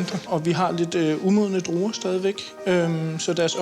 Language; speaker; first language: Danish; native; Danish